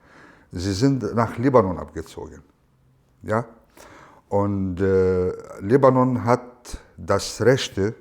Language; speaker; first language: German; non-native, fluent; Arabic